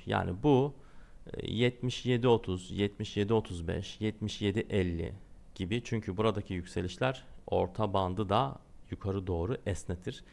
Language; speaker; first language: Turkish; native; Turkish